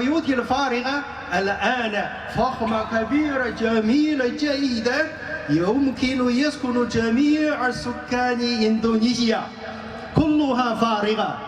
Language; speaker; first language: Arabic; non-native, fluent; Chinese